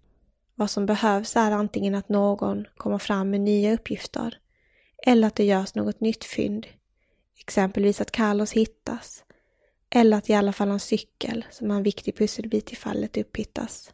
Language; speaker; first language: Swedish; native; Swedish